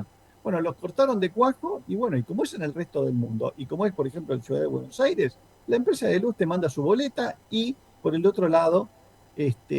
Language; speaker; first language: Spanish; native; Spanish